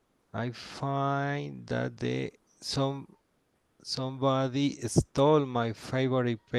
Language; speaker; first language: English; non-native, learner; Spanish